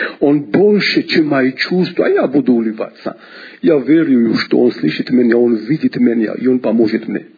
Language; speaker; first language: Russian; non-native, local second language; Georgian